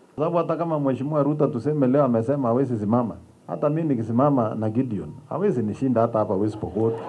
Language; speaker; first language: Swahili; non-native, local second language; Kalenjin